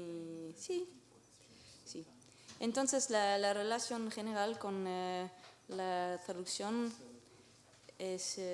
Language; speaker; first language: Spanish; non-native, learner; French